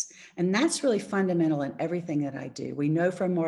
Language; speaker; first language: English; native; English